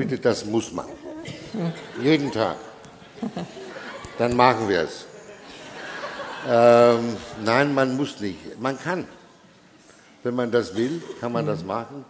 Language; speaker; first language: German; non-native, fluent; Danish